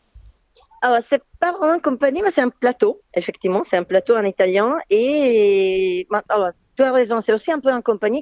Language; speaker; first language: French; non-native, fluent; Italian